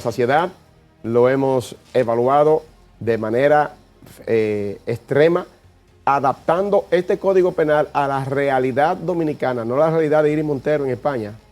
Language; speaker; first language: Spanish; native; Spanish